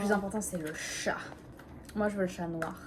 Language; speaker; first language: French; native; French